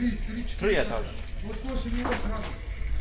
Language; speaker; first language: Russian; non-native, local second language; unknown